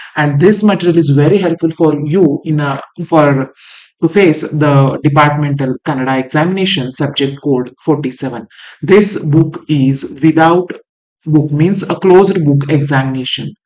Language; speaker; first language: English; non-native, local second language; Kannada